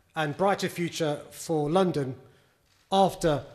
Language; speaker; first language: English; native; English